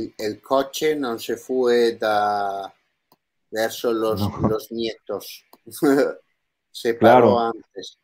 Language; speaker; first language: Spanish; non-native, learner; Italian